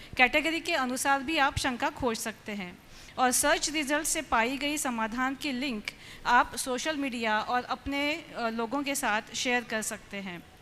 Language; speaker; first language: Hindi; native; Hindi